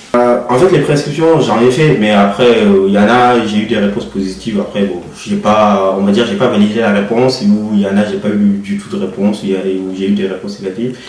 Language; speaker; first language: French; non-native, local second language; Soninke